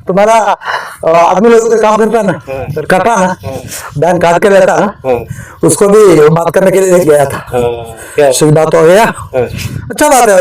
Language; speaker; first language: Hindi; non-native, local second language; Malayalam